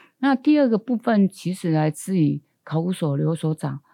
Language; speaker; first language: Chinese; native; Chinese